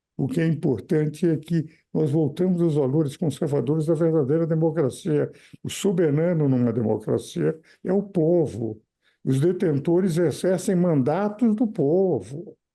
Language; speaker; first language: Portuguese; native; Portuguese